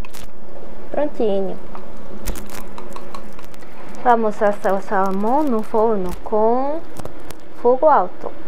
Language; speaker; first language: Portuguese; non-native, learner; Japanese